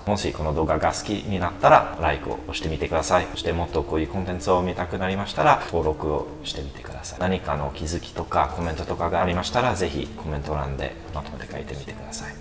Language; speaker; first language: Japanese; non-native, fluent; French